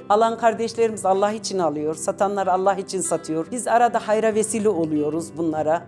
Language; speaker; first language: Turkish; native; Turkish